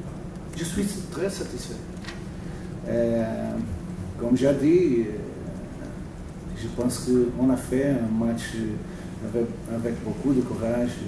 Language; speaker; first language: French; non-native, learner; Portuguese